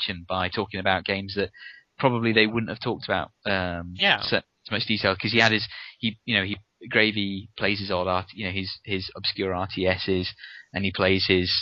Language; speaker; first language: English; native; English